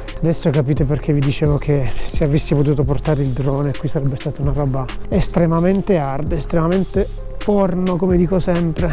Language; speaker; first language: Italian; native; Italian